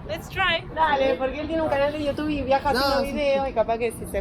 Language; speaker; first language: Spanish; native; Spanish